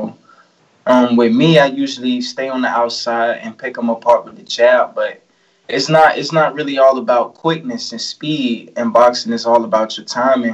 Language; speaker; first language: English; native; English